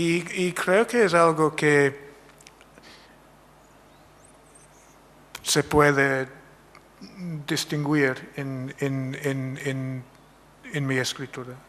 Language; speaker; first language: Spanish; non-native, fluent; English